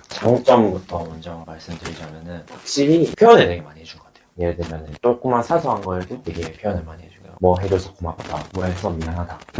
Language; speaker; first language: Korean; native; Korean